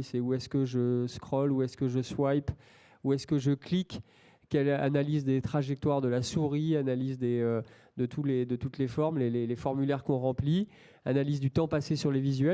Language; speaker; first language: French; native; French